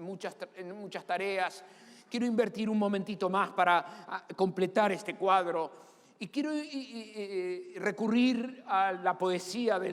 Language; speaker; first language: Spanish; native; Spanish